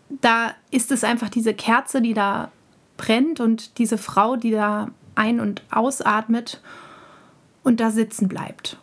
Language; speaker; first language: German; native; German